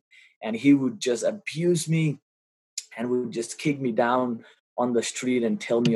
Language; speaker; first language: English; non-native, local second language; Bangla